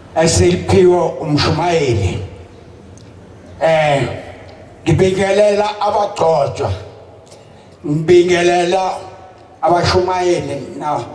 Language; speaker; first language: Zulu; native; Zulu